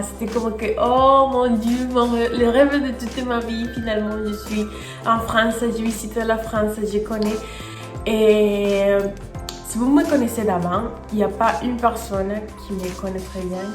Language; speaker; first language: French; non-native, fluent; Spanish